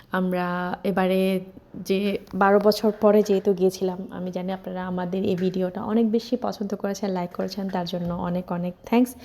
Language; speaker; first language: Bangla; non-native, local second language; Chakma